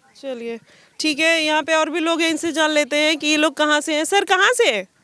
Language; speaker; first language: Hindi; native; Hindi